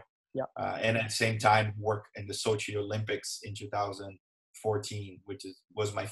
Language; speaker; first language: English; non-native, fluent; Portuguese